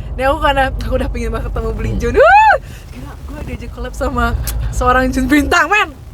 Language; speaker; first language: Indonesian; native; Indonesian